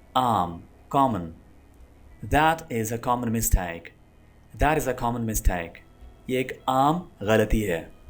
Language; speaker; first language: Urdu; non-native, local second language; Punjabi